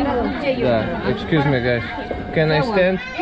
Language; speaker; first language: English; non-native, learner; Russian